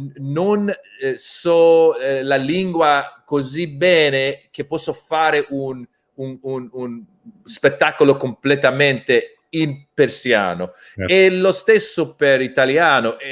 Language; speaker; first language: Italian; non-native, learner; English